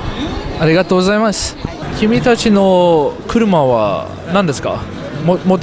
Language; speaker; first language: Japanese; non-native, learner; English